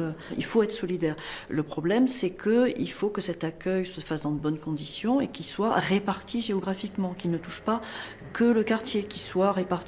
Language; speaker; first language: French; native; French